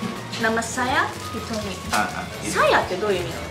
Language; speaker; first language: Japanese; native; Japanese